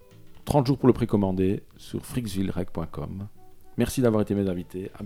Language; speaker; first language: French; native; French